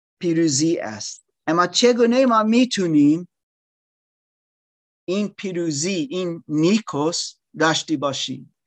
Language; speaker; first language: Persian; non-native, learner; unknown